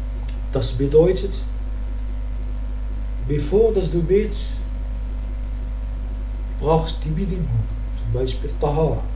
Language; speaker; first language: German; non-native, learner; Arabic